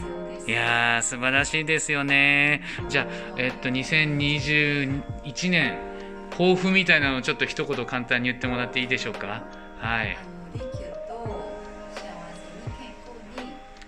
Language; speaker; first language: Japanese; native; Japanese